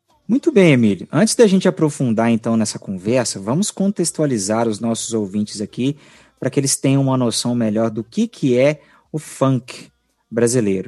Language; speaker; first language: Portuguese; native; Portuguese